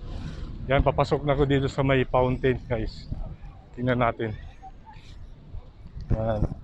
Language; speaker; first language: Filipino; non-native, local second language; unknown